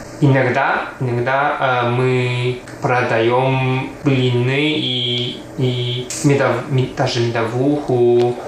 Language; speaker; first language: Russian; non-native, learner; Chinese